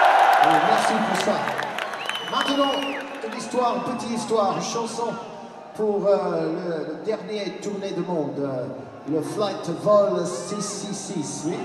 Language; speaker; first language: French; non-native, learner; English